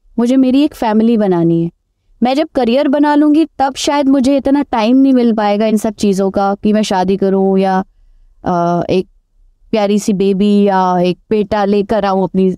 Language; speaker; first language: Hindi; native; Hindi